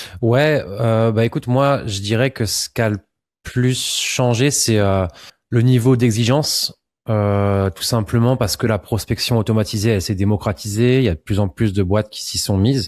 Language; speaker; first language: French; native; French